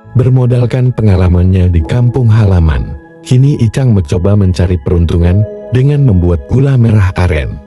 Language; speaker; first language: Indonesian; native; Indonesian